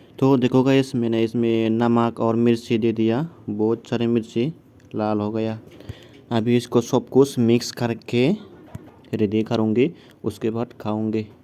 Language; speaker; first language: Hindi; non-native, local second language; Santali